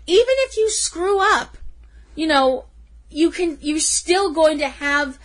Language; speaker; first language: English; native; English